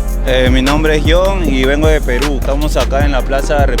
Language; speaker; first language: Spanish; native; Spanish